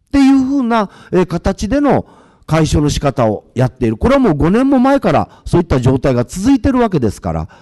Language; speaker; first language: Japanese; native; Japanese